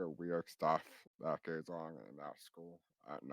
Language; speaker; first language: English; native; English